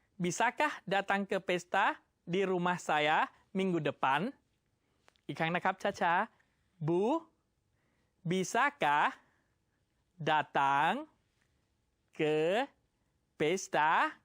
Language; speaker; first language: Indonesian; non-native, fluent; Thai